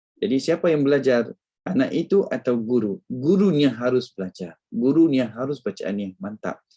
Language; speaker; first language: Malay; non-native, fluent; Arabic